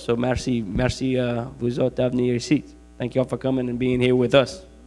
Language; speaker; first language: English; early bilingual, other home language; French